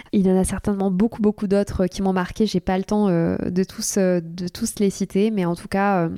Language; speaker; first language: French; native; French